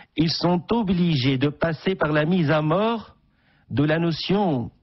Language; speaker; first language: French; non-native, local second language; Arabic